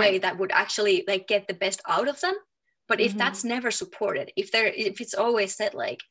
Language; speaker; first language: English; non-native, fluent; Finnish